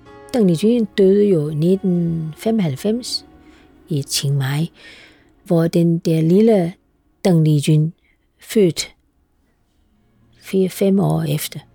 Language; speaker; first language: Danish; non-native, fluent; Chinese